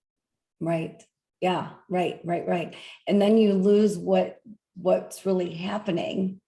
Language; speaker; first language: English; native; English